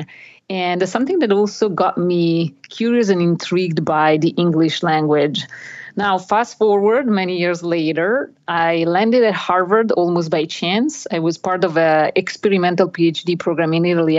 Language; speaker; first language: English; non-native, fluent; Italian